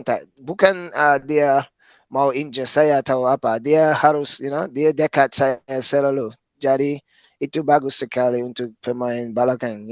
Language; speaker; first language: Indonesian; non-native, fluent; English